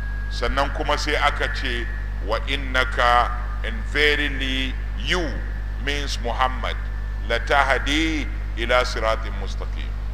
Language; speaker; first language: English; non-native, local second language; Hausa